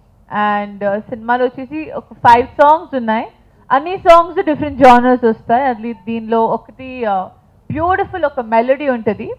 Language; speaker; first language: Telugu; non-native, fluent; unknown